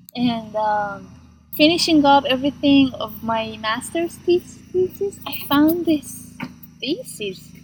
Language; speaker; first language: English; non-native, fluent; Persian